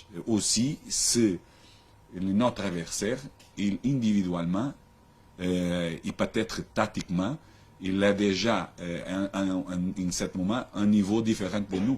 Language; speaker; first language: French; non-native, learner; Portuguese